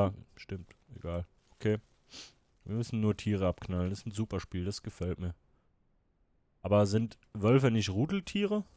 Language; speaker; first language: German; native; German